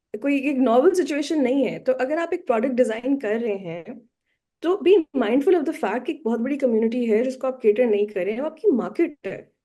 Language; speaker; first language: Urdu; native; Urdu